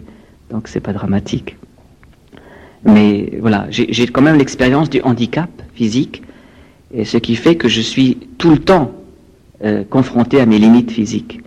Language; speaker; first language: French; native; French